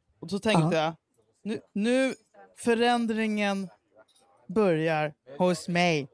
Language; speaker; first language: Swedish; native; Swedish